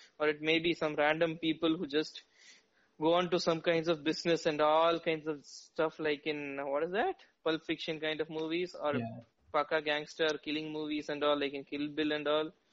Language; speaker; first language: English; non-native, local second language; Tamil